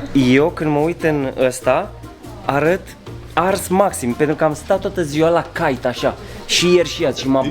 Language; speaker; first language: Romanian; native; Romanian